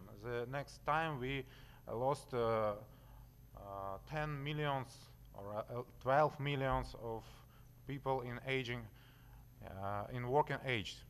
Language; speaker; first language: English; non-native, learner; Russian